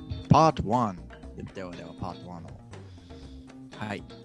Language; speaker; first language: Japanese; non-native, fluent; English